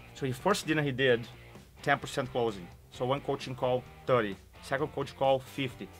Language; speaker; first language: English; non-native, fluent; Portuguese